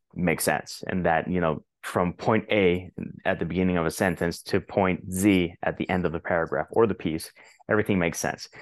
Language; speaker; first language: English; non-native, fluent; Spanish